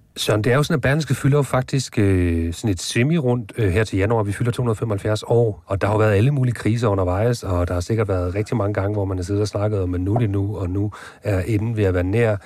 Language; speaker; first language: Danish; native; Danish